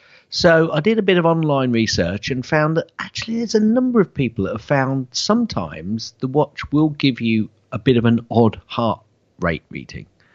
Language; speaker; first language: English; native; English